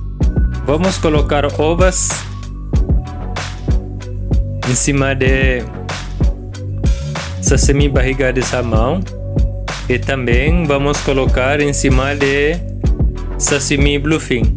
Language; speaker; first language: Portuguese; non-native, learner; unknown